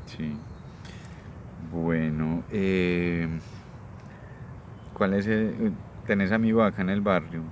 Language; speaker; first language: Spanish; native; Spanish